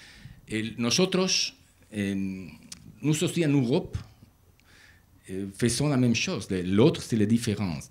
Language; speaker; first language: French; non-native, learner; Spanish